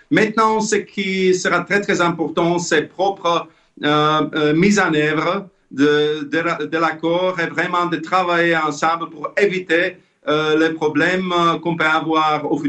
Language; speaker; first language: French; non-native, fluent; Slovak